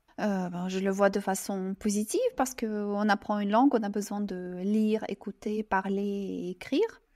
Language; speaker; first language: French; non-native, fluent; Russian